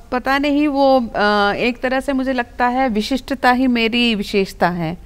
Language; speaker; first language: Hindi; non-native, local second language; Telugu